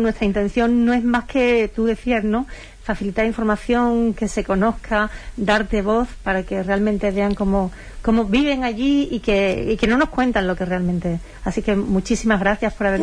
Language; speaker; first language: Spanish; native; Spanish